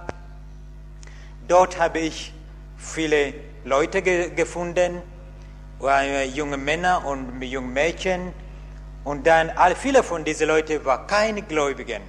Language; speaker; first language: German; non-native, learner; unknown